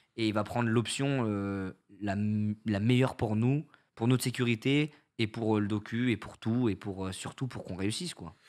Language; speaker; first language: French; native; French